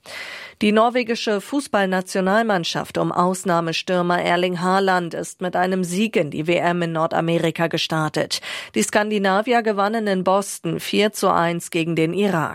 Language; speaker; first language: German; native; German